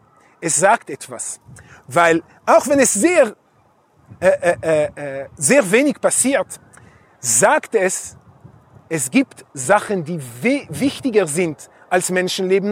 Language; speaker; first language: German; non-native, fluent; Hebrew